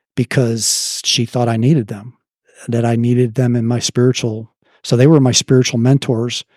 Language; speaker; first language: English; native; English